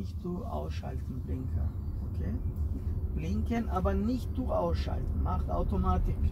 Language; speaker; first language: German; non-native, fluent; Turkish